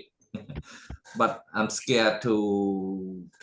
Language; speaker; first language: English; non-native, learner; Khmer